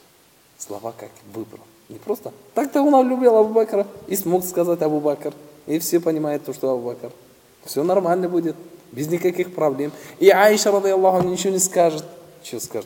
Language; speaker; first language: Russian; non-native, local second language; Tatar